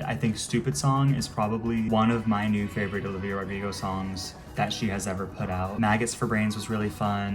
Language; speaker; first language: English; native; English